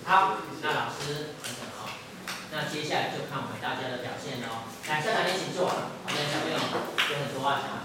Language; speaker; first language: Chinese; native; Chinese